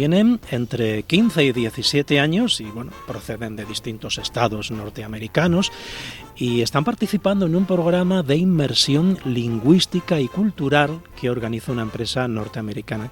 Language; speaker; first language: Spanish; native; Spanish